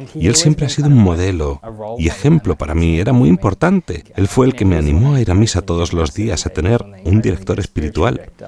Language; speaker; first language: Spanish; non-native, fluent; English